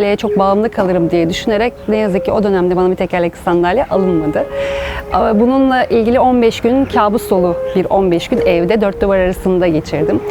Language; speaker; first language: Turkish; native; Turkish